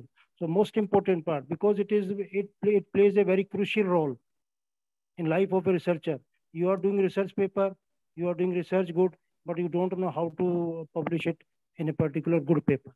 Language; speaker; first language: English; non-native, local second language; Hindi